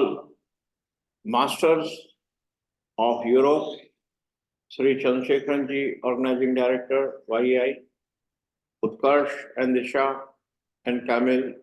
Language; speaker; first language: English; non-native, learner; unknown